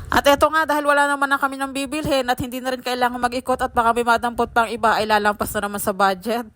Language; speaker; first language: Filipino; native; Filipino